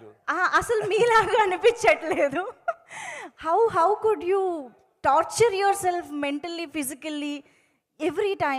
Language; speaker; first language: Telugu; native; Telugu